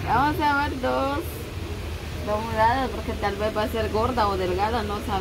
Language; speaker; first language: Spanish; native; Spanish